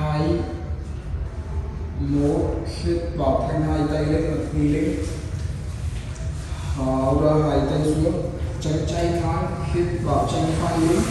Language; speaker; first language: Vietnamese; non-native, learner; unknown